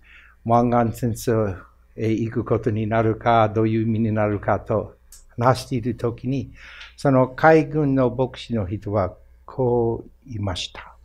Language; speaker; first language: Japanese; non-native, fluent; English